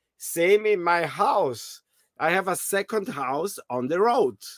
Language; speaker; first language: English; non-native, learner; German